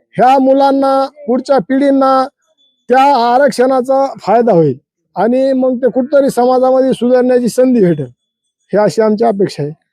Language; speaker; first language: Marathi; non-native, local second language; Lambadi